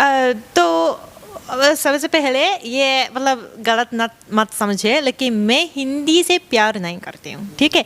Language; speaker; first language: Hindi; non-native, fluent; Japanese